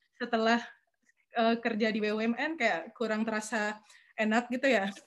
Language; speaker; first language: Indonesian; non-native, local second language; Minangkabau